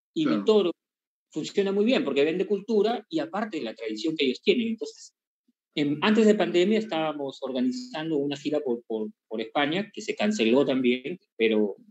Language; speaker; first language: Spanish; native; Spanish